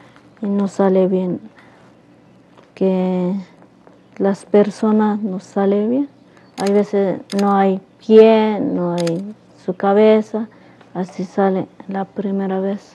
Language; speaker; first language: Spanish; non-native, local second language; Tzotzil